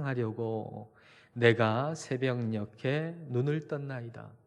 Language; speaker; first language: Korean; native; Korean